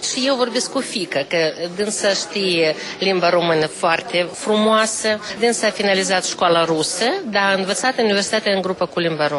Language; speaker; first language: Romanian; non-native, local second language; Russian